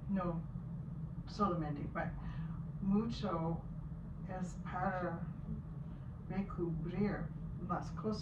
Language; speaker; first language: Spanish; non-native, learner; English